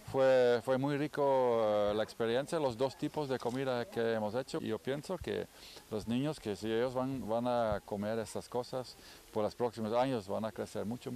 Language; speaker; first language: Spanish; non-native, fluent; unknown